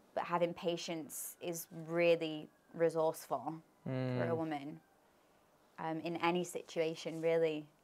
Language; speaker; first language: English; native; English